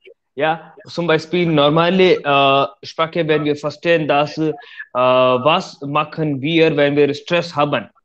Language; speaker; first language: German; non-native, learner; Hindi